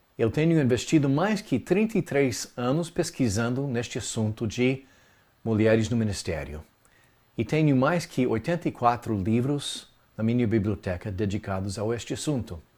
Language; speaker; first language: Portuguese; non-native, fluent; English